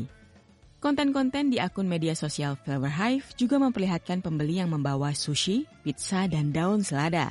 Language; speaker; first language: Indonesian; native; Indonesian